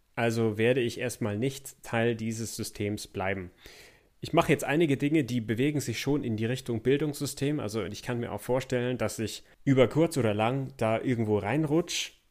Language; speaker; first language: German; native; German